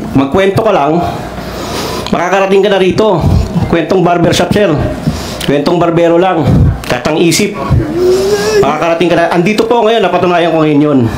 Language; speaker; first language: Filipino; non-native, local second language; Cebuano